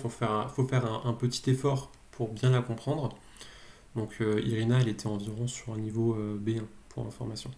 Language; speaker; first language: French; native; French